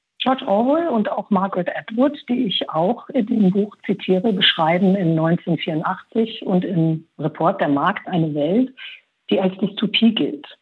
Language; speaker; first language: German; early bilingual, other home language; Persian